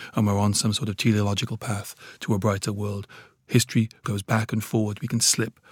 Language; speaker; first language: English; native; English